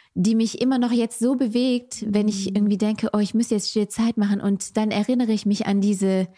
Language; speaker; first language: German; non-native, fluent; French